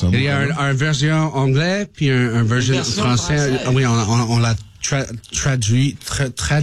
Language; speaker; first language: French; non-native, learner; English